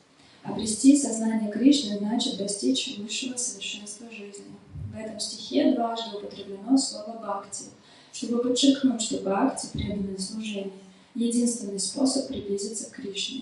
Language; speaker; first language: Russian; native; Russian